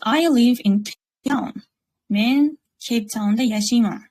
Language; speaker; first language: English; non-native, fluent; Uzbek